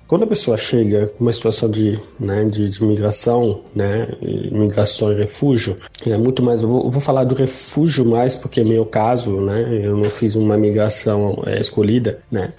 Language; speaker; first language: Portuguese; non-native, learner; Arabic